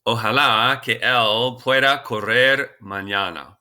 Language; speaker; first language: Spanish; non-native, fluent; English